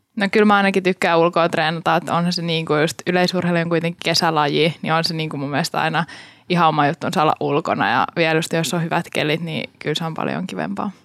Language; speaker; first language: Finnish; native; Finnish